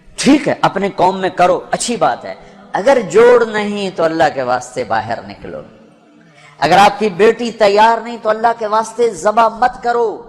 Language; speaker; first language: Urdu; non-native, local second language; Punjabi